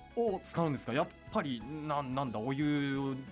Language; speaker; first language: Japanese; native; Japanese